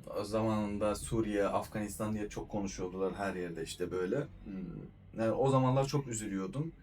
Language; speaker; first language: Turkish; non-native, fluent; Persian